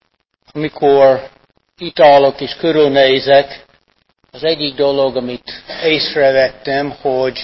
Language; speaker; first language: Hungarian; non-native, fluent; English